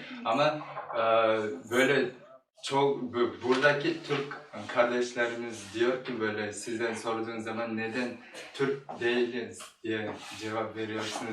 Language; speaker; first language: Turkish; non-native, learner; Kyrgyz